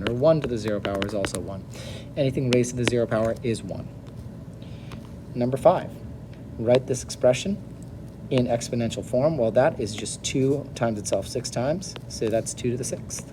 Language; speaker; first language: English; native; English